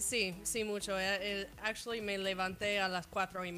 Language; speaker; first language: Spanish; non-native, fluent; English